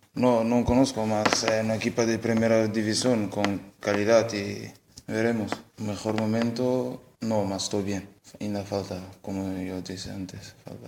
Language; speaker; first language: Spanish; non-native, learner; Portuguese